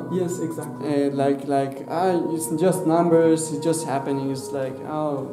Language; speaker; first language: English; non-native, fluent; Spanish